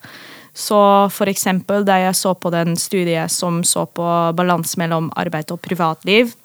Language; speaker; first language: Norwegian; non-native, fluent; Dutch